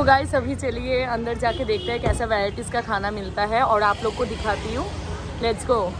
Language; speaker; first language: Hindi; non-native, local second language; Bangla